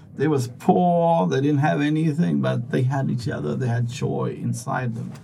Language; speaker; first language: English; non-native, fluent; Swedish